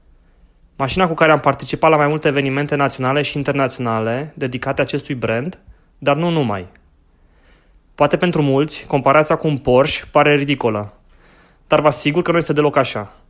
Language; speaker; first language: Romanian; native; Romanian